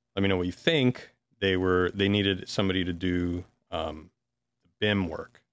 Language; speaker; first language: English; native; English